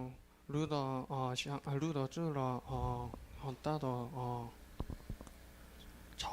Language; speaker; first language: Chinese; non-native, learner; Korean